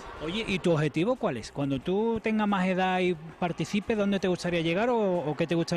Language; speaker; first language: Spanish; native; Spanish